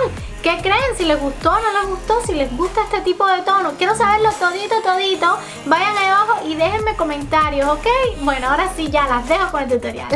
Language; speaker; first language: Spanish; native; Spanish